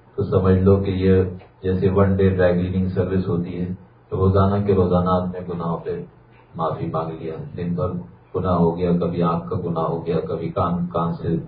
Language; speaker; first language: Urdu; native; Urdu